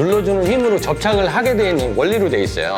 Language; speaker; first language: Korean; native; Korean